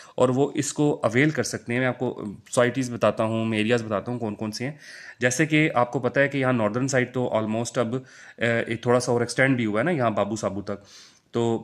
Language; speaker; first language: Urdu; non-native, local second language; Punjabi